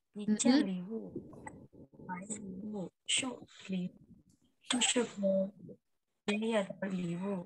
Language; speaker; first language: Chinese; non-native, learner; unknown